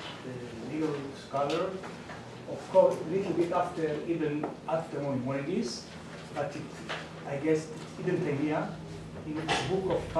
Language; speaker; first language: English; non-native, fluent; Hebrew